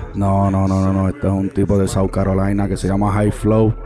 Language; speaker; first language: Spanish; native; Spanish